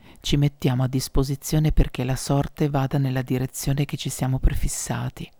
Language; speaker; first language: Italian; native; Italian